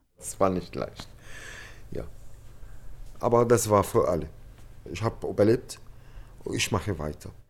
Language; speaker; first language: German; non-native, learner; Arabic